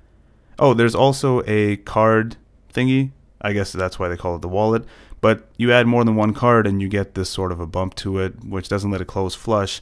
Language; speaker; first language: English; native; English